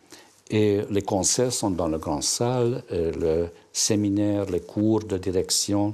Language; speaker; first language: French; non-native, fluent; Hungarian